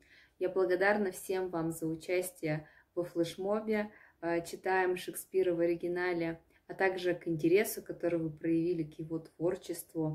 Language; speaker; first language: Russian; native; Russian